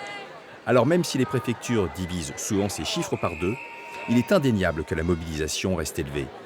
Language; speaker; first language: French; native; French